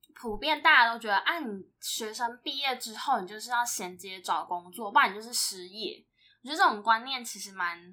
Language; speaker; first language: Chinese; native; Chinese